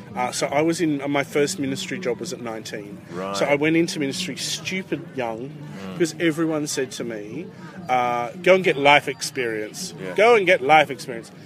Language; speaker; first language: English; native; English